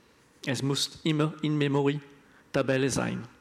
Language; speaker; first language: German; non-native, learner; French